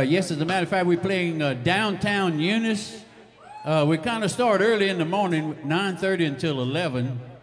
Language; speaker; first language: English; native; English